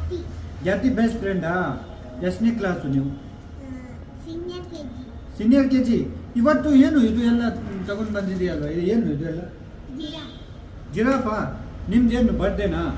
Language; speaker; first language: Kannada; non-native, local second language; Ladakhi